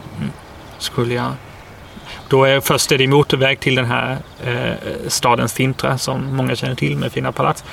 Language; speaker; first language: Swedish; native; Swedish